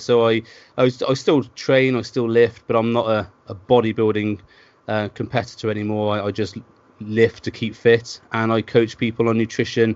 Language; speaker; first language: English; native; English